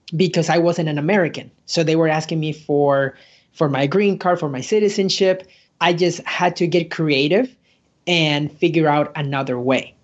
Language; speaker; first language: English; early bilingual, other home language; Spanish